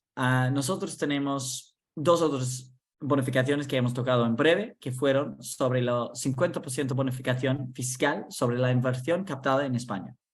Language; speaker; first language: Spanish; non-native, fluent; English